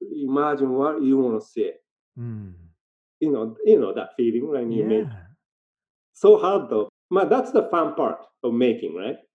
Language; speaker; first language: English; non-native, learner; Japanese